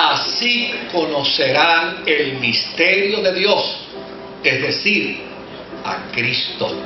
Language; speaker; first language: Spanish; native; Spanish